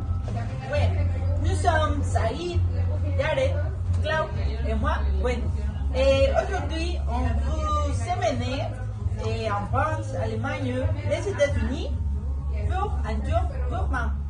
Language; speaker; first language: French; non-native, learner; Spanish